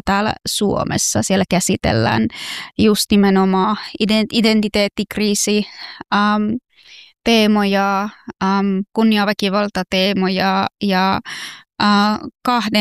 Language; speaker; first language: Finnish; non-native, fluent; Persian